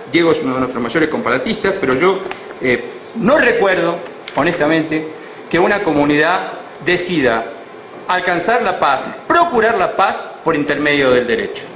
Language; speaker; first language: Spanish; native; Spanish